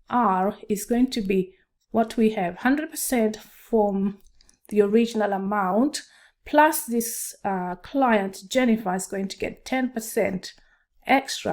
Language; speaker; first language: English; non-native, local second language; Swahili